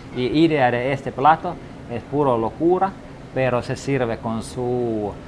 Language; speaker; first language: Spanish; non-native, learner; Finnish